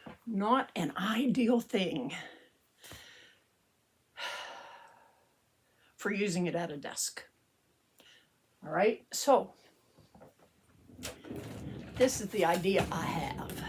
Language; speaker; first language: English; native; English